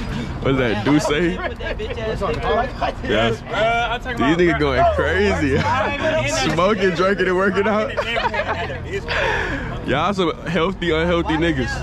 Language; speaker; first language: English; native; English